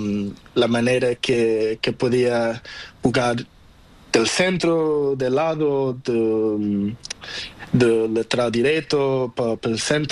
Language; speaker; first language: Spanish; non-native, learner; Portuguese